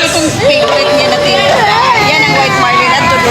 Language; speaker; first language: Filipino; non-native, local second language; Waray